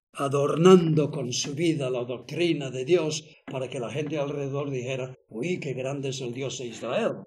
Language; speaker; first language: Spanish; non-native, fluent; English